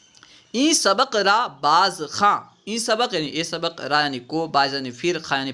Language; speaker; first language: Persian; non-native, fluent; Urdu